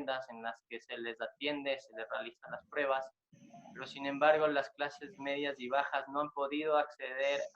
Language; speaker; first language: Spanish; native; Spanish